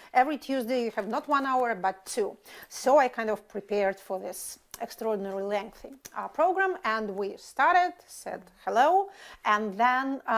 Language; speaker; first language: English; non-native, fluent; Russian